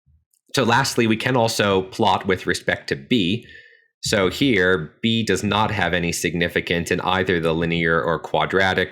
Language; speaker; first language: English; native; English